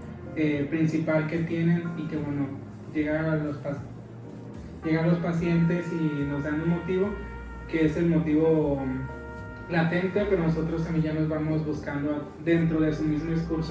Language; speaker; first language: Spanish; native; Spanish